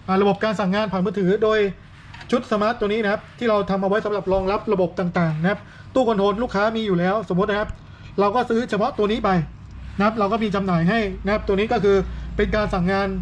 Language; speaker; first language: Thai; native; Thai